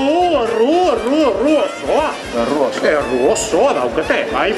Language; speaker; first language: Basque; non-native, local second language; Spanish